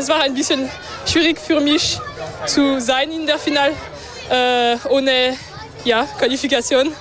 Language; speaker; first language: German; non-native, local second language; French